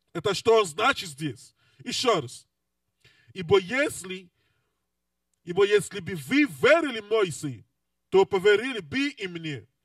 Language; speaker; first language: Russian; non-native, learner; English